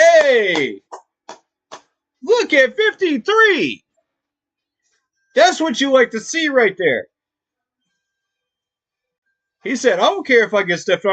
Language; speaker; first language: English; native; English